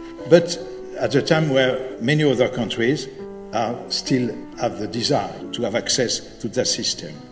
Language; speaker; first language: English; non-native, fluent; French